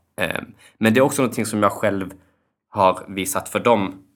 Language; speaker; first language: Swedish; early bilingual, other home language; Albanian